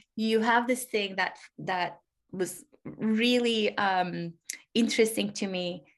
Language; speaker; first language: English; non-native, fluent; Turkish